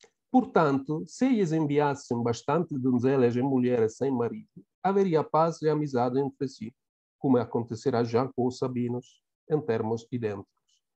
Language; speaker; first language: Portuguese; non-native, fluent; Italian